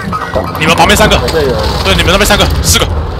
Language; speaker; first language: Chinese; native; Chinese